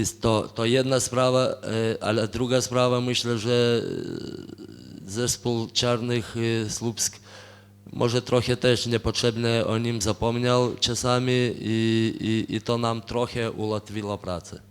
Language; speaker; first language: Polish; non-native, fluent; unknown